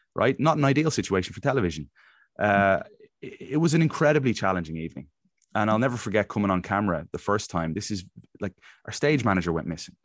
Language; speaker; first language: English; native; English